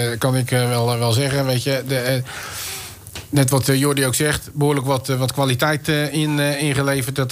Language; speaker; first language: Dutch; native; Dutch